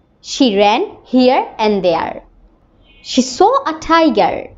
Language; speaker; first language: English; non-native, local second language; Bangla